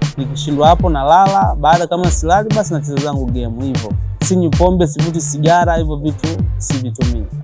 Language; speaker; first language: Swahili; native; Swahili